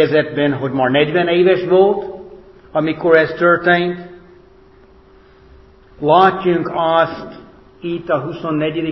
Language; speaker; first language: Hungarian; non-native, fluent; English